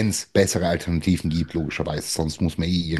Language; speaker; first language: German; native; German